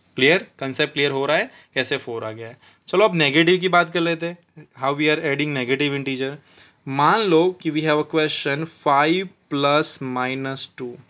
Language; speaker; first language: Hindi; non-native, local second language; Gujarati